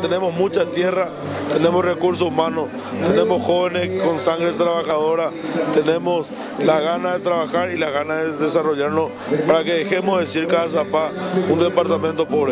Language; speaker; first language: Spanish; native; Spanish